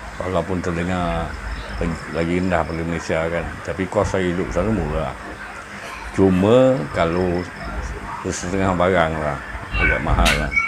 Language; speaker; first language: Malay; native; Malay